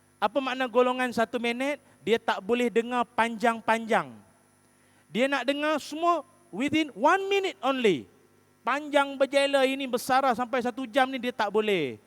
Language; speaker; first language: Malay; native; Malay